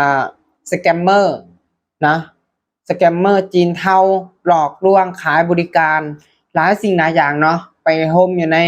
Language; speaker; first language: Thai; non-native, local second language; Lao